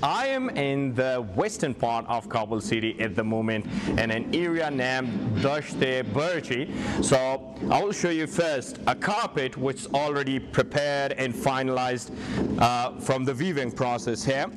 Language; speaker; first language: English; non-native, fluent; Persian